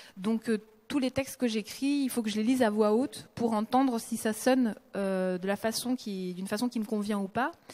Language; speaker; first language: French; early bilingual, other home language; Russian